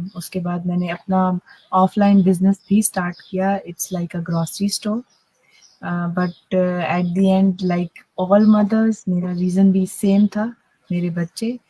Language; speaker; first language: Urdu; native; Urdu